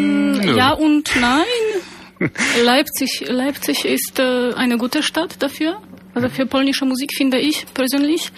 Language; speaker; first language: German; non-native, fluent; Polish